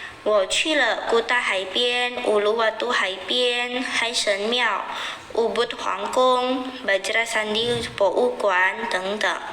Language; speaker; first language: Chinese; non-native, fluent; Indonesian